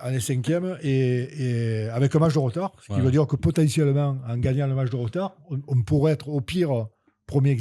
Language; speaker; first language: French; native; French